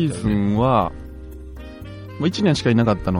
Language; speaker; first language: Japanese; native; Japanese